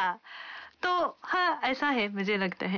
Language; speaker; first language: Hindi; non-native, fluent; Japanese